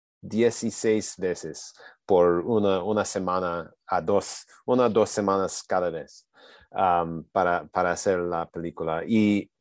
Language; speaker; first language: Spanish; non-native, learner; English